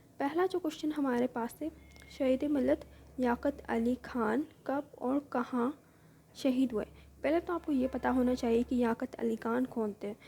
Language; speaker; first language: Urdu; native; Urdu